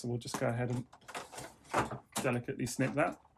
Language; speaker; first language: English; native; English